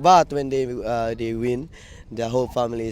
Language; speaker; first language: English; non-native, local second language; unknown